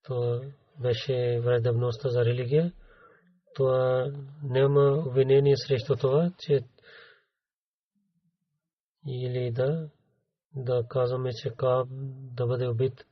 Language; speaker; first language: Bulgarian; non-native, learner; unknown